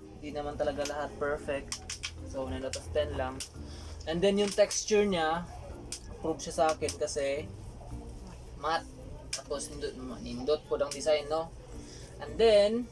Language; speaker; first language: Filipino; non-native, local second language; Cebuano